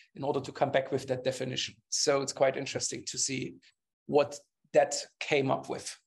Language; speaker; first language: English; non-native, fluent; German